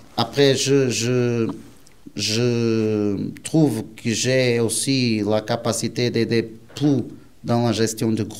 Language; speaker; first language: French; non-native, learner; Portuguese